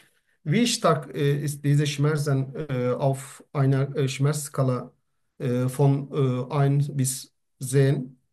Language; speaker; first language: German; non-native, learner; Turkish